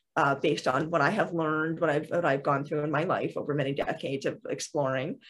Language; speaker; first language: English; native; English